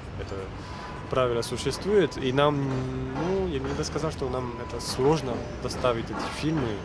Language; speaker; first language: Russian; non-native, fluent; French